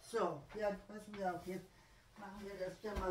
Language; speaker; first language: German; native; German